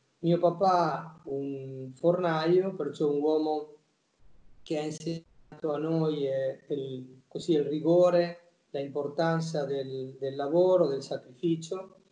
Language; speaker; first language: Italian; non-native, fluent; Spanish